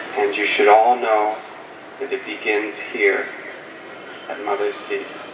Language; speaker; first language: English; native; English